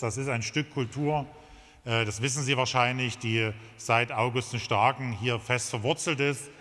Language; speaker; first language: German; native; German